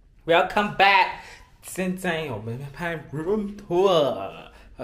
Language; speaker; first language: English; non-native, local second language; Chinese